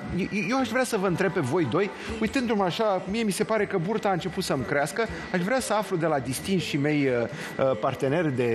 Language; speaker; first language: Romanian; native; Romanian